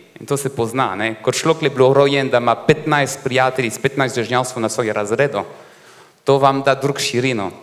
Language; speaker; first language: Slovenian; non-native, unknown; French